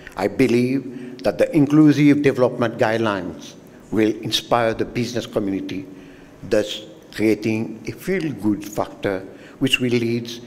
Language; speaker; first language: English; non-native, local second language; Morisyen